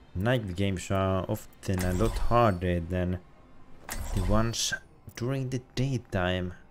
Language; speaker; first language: English; non-native, fluent; Finnish